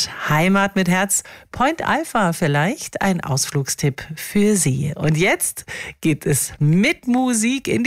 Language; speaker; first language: German; native; German